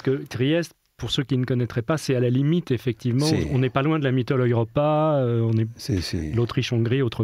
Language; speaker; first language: French; native; French